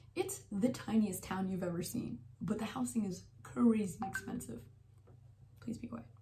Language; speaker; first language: English; native; English